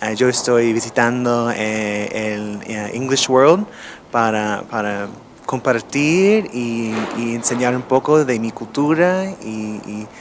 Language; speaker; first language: Spanish; non-native, fluent; English